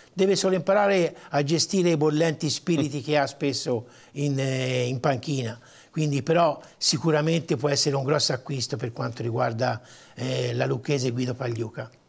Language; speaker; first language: Italian; native; Italian